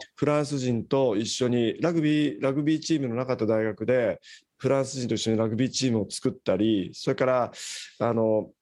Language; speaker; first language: Japanese; native; Japanese